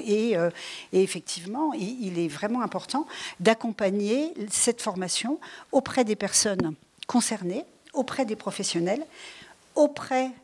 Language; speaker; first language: French; native; French